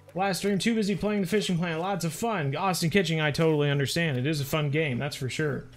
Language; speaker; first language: English; native; English